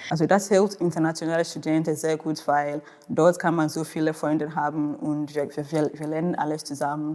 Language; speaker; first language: German; non-native, fluent; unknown